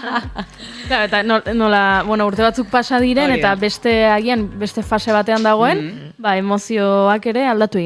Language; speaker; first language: Basque; native; Basque